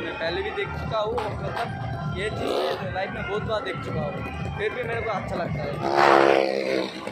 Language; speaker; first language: Hindi; non-native, local second language; Bangla